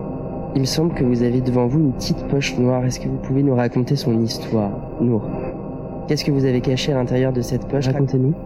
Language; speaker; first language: French; native; French